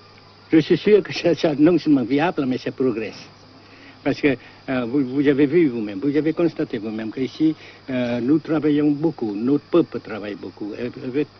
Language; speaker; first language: French; non-native, fluent; Vietnamese